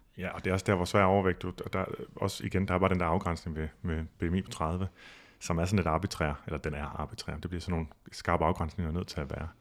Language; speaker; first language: Danish; native; Danish